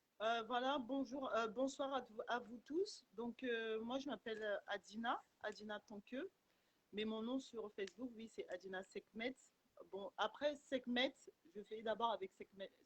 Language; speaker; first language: French; early bilingual, other home language; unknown